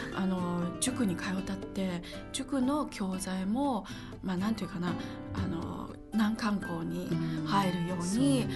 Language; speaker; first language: Japanese; non-native, fluent; Chinese